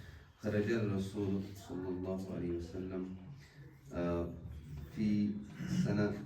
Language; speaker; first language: Arabic; non-native, learner; Urdu